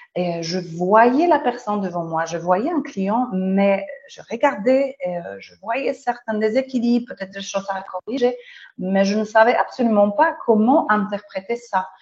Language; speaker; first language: French; non-native, fluent; Polish